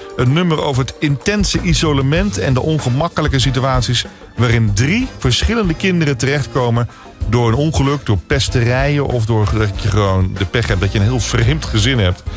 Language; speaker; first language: Dutch; native; Dutch